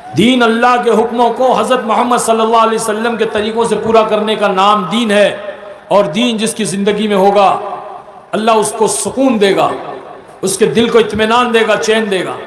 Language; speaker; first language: Urdu; native; Urdu